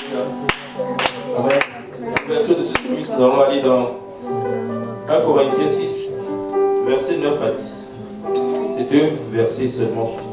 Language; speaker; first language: French; non-native, local second language; Haitian Creole